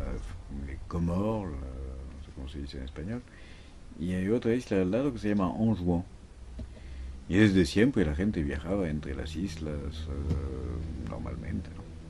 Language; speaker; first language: Spanish; non-native, fluent; French